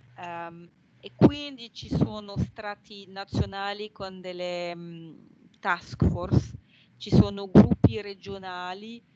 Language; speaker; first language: Italian; non-native, fluent; French